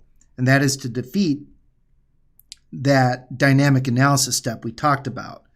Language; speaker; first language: English; native; English